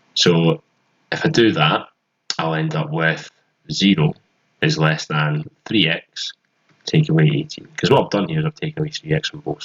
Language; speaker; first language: English; native; English